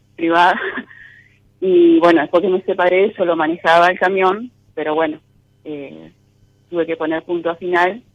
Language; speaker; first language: Spanish; native; Spanish